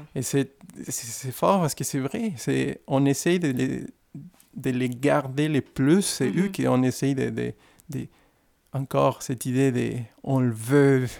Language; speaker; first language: French; non-native, fluent; Spanish